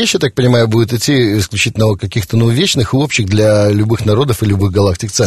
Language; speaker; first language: Russian; native; Russian